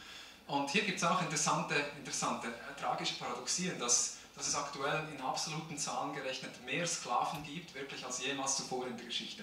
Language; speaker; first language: German; native; German